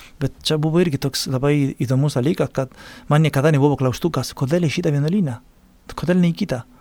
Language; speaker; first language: Lithuanian; non-native, fluent; Spanish